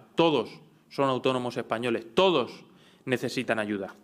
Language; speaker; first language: Spanish; native; Spanish